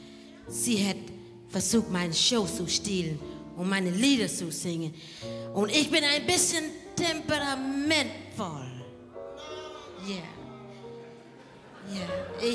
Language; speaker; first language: German; non-native, learner; English